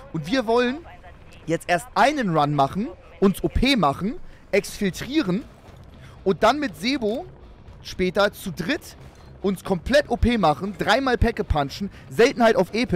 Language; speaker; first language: German; native; German